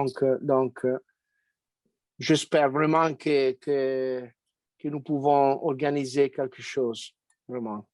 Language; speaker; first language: French; non-native, fluent; Italian